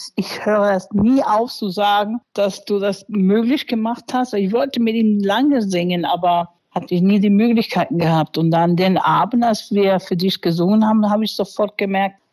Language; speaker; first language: German; early bilingual, other home language; Spanish